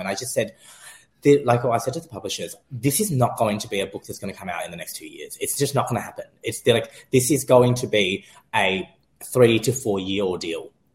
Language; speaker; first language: English; early bilingual, other home language; Vietnamese